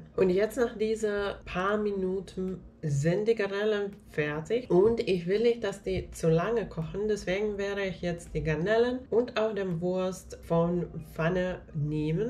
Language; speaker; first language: German; non-native, fluent; Finnish